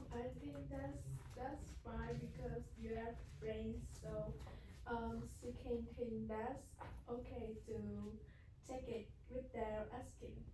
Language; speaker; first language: English; non-native, learner; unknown